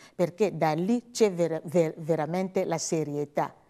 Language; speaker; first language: Italian; non-native, learner; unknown